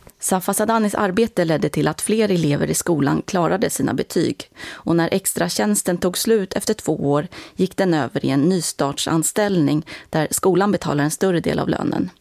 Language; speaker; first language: Swedish; native; Swedish